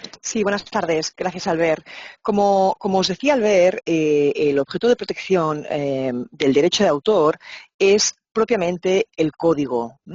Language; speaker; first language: Spanish; native; Spanish